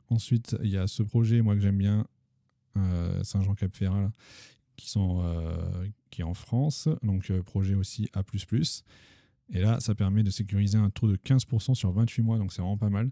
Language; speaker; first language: French; native; French